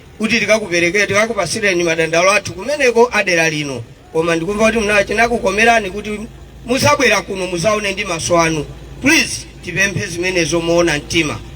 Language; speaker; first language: Nyanja; native; Nyanja